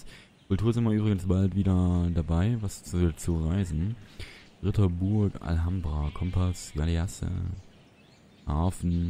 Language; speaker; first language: German; native; German